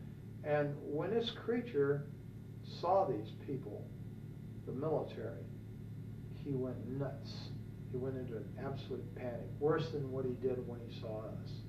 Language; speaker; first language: English; native; English